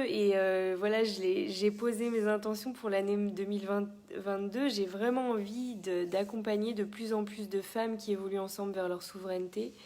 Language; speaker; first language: French; native; French